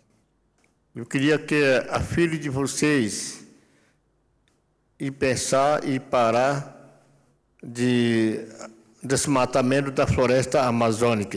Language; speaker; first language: Portuguese; non-native, local second language; Yanomámi